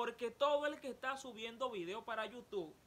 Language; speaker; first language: Spanish; native; Spanish